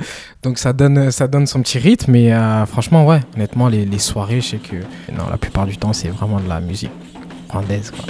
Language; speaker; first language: French; early bilingual, other home language; Kinyarwanda